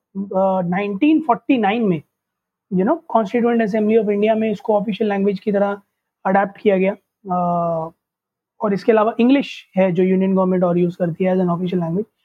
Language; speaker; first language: Hindi; native; Hindi